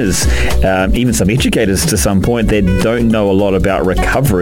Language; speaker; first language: English; native; English